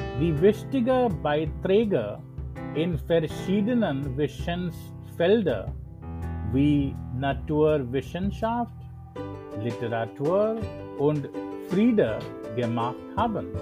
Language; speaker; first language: German; non-native, learner; English